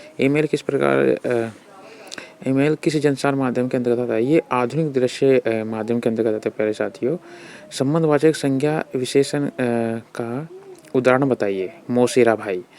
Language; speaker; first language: Hindi; native; Hindi